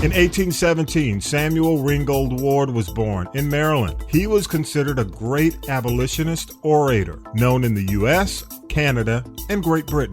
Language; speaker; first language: English; native; English